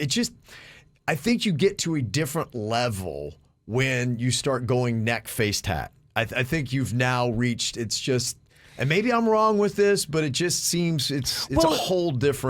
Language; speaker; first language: English; native; English